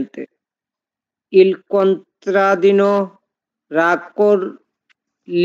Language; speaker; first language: Italian; non-native, learner; Bangla